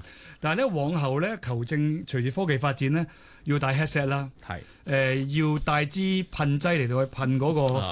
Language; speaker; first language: Cantonese; native; Cantonese